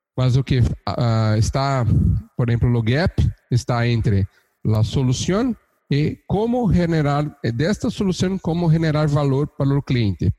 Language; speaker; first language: Portuguese; native; Portuguese